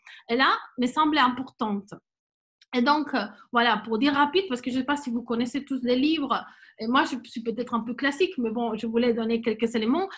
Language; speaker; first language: French; non-native, fluent; Spanish